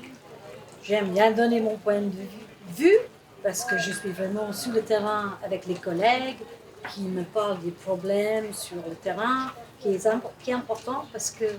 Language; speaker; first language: French; non-native, fluent; English